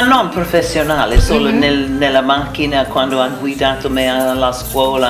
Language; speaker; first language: Italian; non-native, learner; English